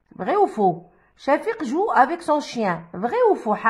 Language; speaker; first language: French; non-native, local second language; Arabic